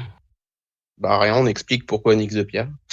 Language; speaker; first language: French; native; French